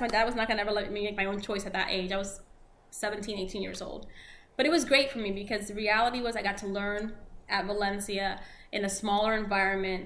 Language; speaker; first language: English; early bilingual, other home language; Spanish